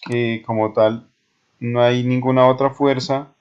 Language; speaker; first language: Spanish; native; Spanish